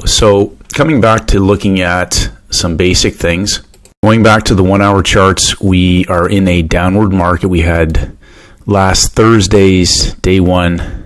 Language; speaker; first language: English; native; English